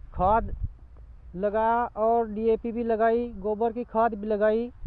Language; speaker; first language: Hindi; native; Hindi